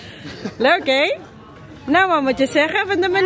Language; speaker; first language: Dutch; non-native, learner; Filipino